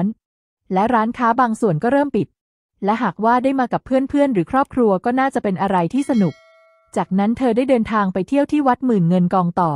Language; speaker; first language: Thai; native; Thai